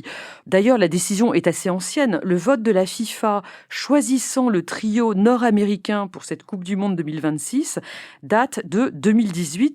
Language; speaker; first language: French; native; French